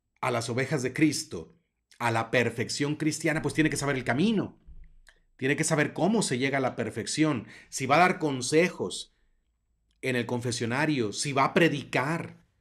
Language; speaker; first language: Spanish; native; Spanish